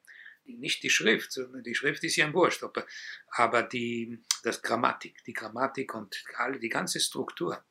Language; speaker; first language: German; non-native, fluent; Hebrew